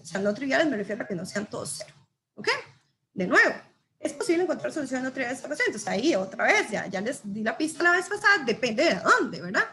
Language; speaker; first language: Spanish; native; Spanish